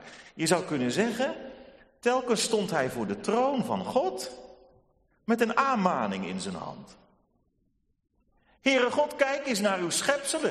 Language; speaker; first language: Dutch; native; Dutch